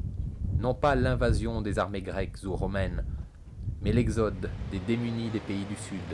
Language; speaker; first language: French; native; French